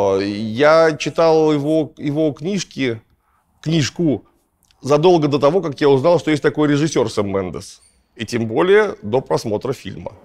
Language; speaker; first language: Russian; native; Russian